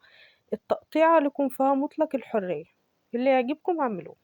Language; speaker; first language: Arabic; native; Arabic